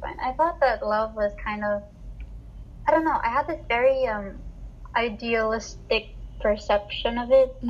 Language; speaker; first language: English; non-native, local second language; Filipino